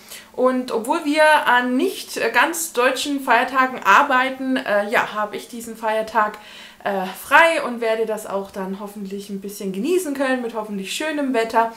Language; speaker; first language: German; native; German